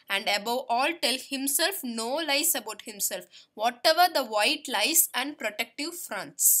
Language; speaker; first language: English; non-native, local second language; Tamil